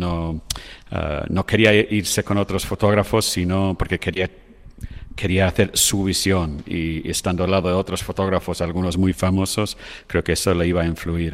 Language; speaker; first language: Spanish; non-native, fluent; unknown